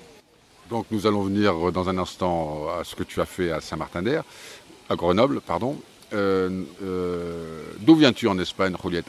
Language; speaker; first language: French; native; French